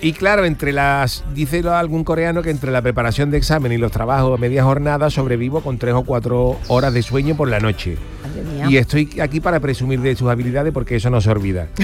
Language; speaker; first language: Spanish; native; Spanish